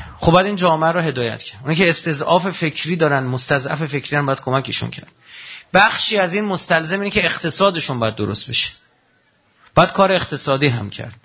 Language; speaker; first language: Persian; native; Persian